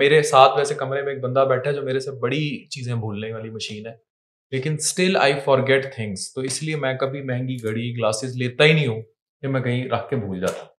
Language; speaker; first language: Urdu; non-native, local second language; Punjabi